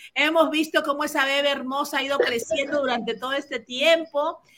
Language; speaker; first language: Spanish; native; Spanish